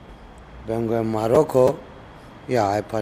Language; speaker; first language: Spanish; non-native, learner; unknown